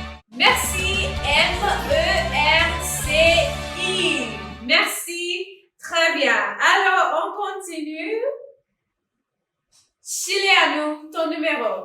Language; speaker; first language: French; non-native, fluent; English